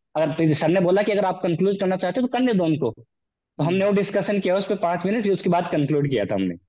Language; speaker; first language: Hindi; native; Hindi